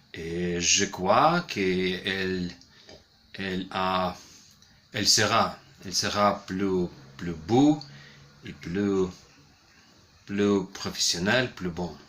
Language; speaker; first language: French; non-native, learner; Ukrainian